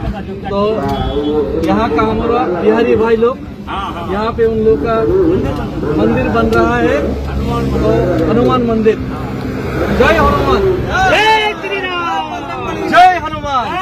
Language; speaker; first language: Hindi; non-native, local second language; Kok Borok